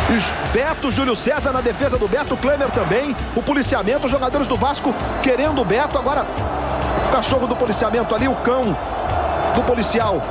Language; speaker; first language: Portuguese; native; Portuguese